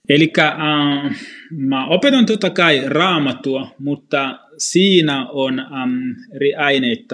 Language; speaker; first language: Finnish; non-native, fluent; Swahili